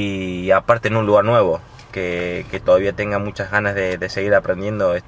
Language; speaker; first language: Spanish; native; Spanish